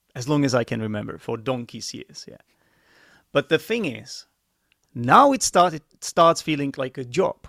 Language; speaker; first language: English; non-native, fluent; Czech